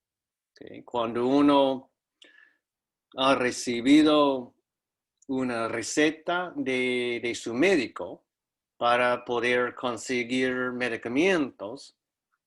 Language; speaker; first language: Spanish; non-native, fluent; English